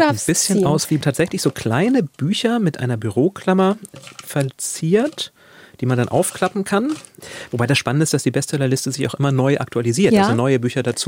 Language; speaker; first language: German; native; German